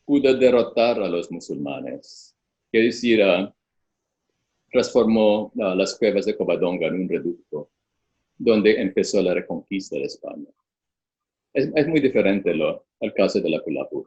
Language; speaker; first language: Spanish; non-native, fluent; Filipino